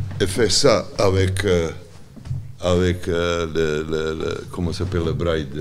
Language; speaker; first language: French; non-native, learner; Serbian